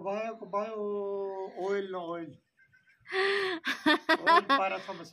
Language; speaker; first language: Filipino; non-native, learner; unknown